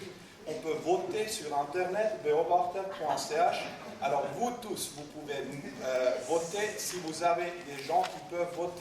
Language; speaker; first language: French; non-native, local second language; German